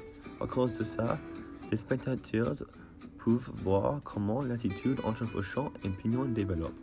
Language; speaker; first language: French; non-native, learner; English